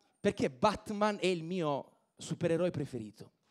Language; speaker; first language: Italian; native; Italian